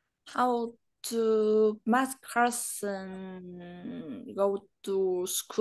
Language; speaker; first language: English; non-native, learner; Vietnamese